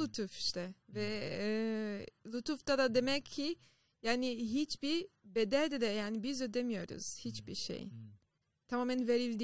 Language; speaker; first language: Turkish; non-native, fluent; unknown